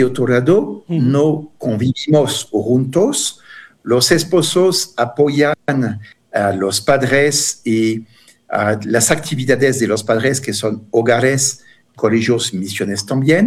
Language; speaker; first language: Spanish; non-native, fluent; French